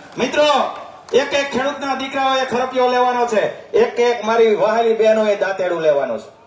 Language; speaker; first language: Gujarati; native; Gujarati